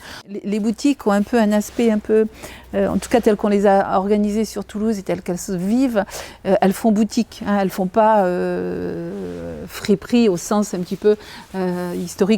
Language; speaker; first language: French; native; French